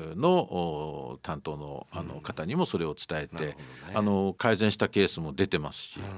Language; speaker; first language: Japanese; native; Japanese